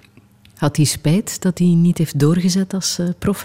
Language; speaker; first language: Dutch; native; Dutch